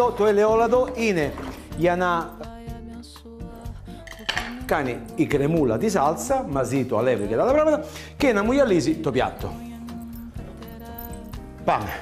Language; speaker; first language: Greek; non-native, learner; Italian